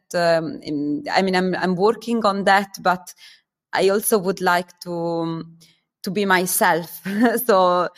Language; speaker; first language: English; non-native, fluent; Italian